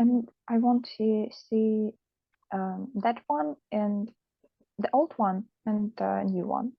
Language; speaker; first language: English; non-native, learner; Russian